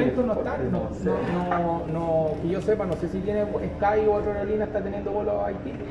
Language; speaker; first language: Spanish; native; Spanish